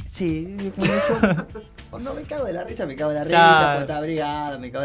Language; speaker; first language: Spanish; native; Spanish